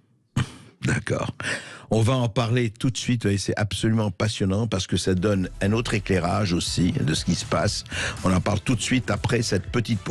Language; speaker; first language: French; native; French